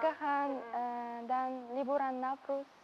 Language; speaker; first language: Indonesian; non-native, learner; Uzbek